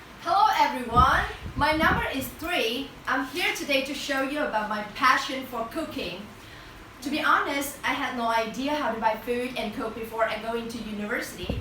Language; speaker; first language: English; non-native, learner; Vietnamese